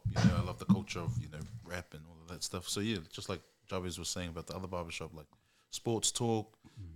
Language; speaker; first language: English; native; English